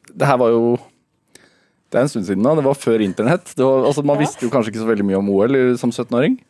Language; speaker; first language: Norwegian; native; Norwegian